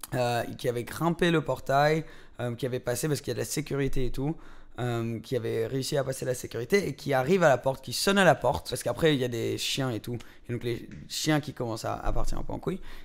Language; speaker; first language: French; native; French